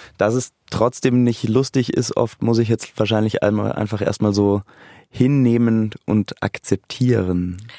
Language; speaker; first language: German; native; German